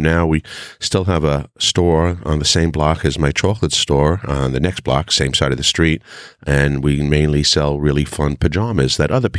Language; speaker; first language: English; native; English